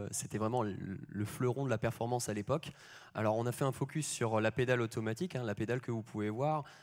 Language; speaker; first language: French; native; French